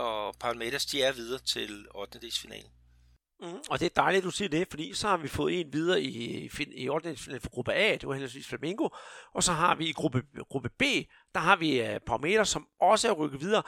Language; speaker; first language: Danish; native; Danish